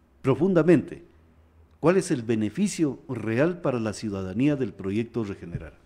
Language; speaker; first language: Spanish; native; Spanish